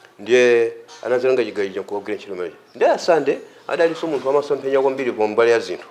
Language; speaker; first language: Nyanja; native; Nyanja